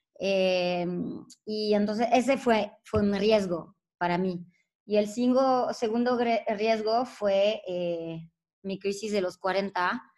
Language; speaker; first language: Spanish; non-native, fluent; French